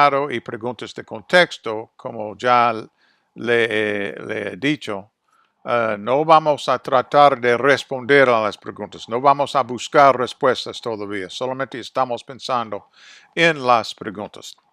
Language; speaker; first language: Spanish; non-native, fluent; English